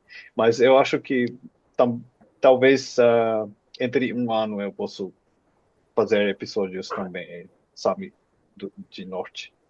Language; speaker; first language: Portuguese; non-native, fluent; Finnish